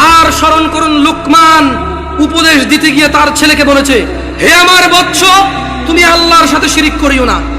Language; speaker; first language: Bangla; early bilingual, heritage; Bangla